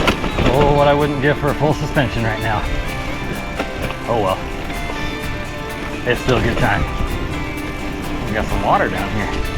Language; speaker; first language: English; native; English